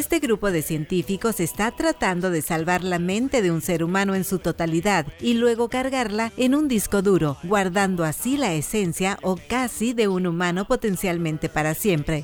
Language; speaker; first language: Spanish; native; Spanish